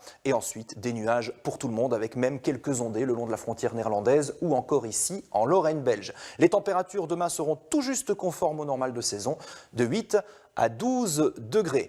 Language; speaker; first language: French; native; French